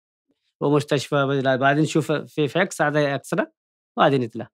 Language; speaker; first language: Arabic; non-native, learner; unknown